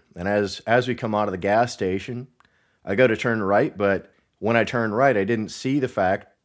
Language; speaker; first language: English; native; English